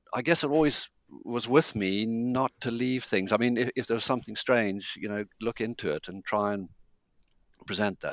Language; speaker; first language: English; native; English